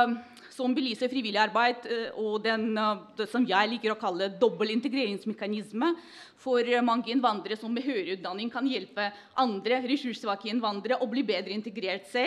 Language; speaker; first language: Norwegian; non-native, fluent; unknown